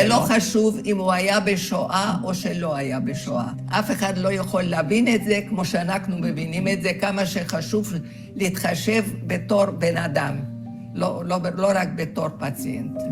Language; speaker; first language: Hebrew; early bilingual, other home language; Hungarian